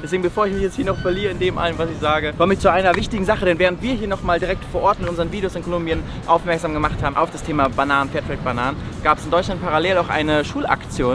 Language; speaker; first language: German; native; German